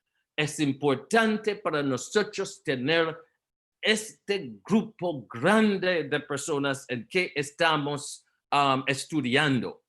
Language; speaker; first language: Spanish; non-native, learner; Portuguese